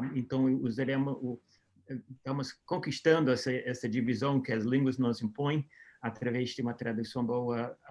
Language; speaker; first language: Portuguese; non-native, fluent; English